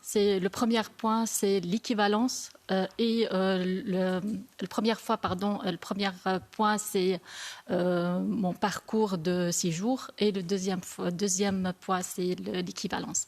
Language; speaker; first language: French; non-native, learner; Arabic